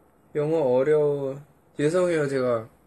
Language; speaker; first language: Korean; non-native, fluent; Indonesian